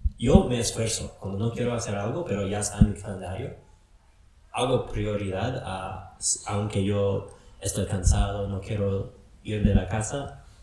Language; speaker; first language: Spanish; non-native, fluent; English